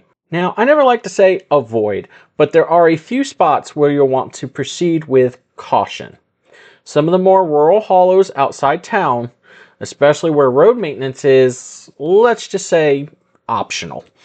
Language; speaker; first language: English; native; English